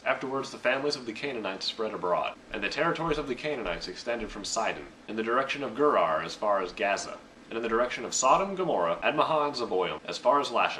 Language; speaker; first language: English; native; English